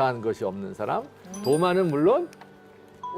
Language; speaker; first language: Korean; native; Korean